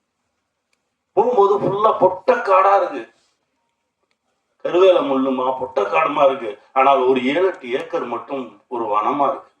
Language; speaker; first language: Tamil; native; Tamil